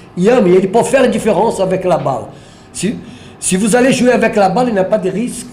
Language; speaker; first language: French; non-native, learner; Portuguese